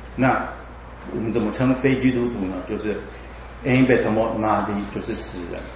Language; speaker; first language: Chinese; native; Chinese